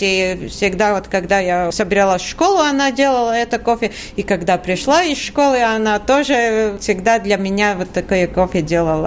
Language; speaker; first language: Russian; non-native, local second language; Latvian